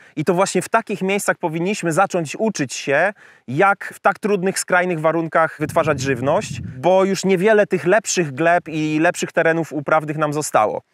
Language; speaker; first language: Polish; native; Polish